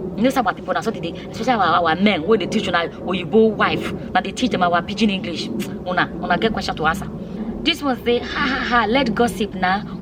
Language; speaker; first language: Nigerian Pidgin; native; Nigerian Pidgin